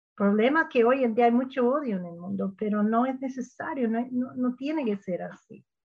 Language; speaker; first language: Spanish; non-native, fluent; English